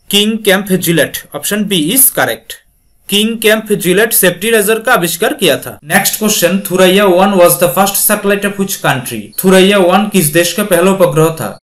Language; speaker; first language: Hindi; non-native, local second language; Bangla